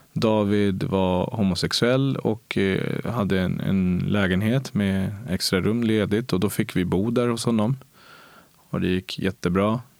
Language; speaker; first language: Swedish; early bilingual, other home language; Spanish